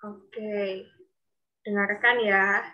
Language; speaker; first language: Indonesian; native; Indonesian